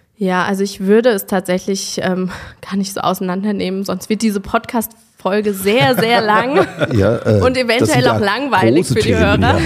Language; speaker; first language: German; native; German